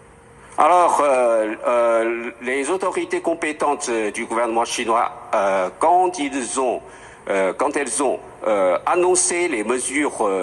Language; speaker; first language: French; non-native, fluent; Chinese